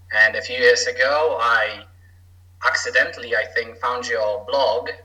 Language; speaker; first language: English; non-native, fluent; Polish